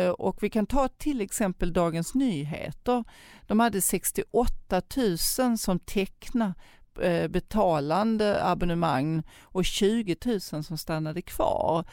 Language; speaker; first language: Swedish; native; Swedish